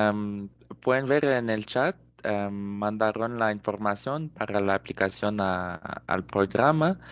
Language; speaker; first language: Spanish; non-native, fluent; French